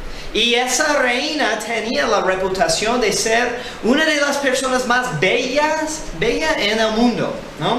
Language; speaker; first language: Spanish; non-native, fluent; English